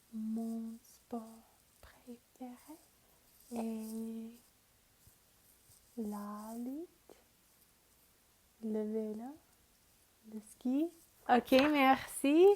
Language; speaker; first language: French; non-native, fluent; English